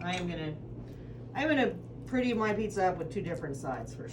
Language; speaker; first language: English; native; English